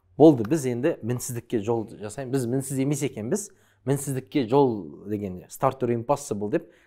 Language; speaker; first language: Kazakh; early bilingual, other home language; Chinese